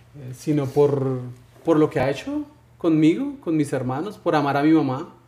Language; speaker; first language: Spanish; native; Spanish